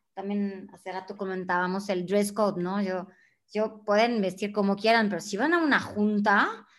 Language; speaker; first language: Spanish; non-native, fluent; French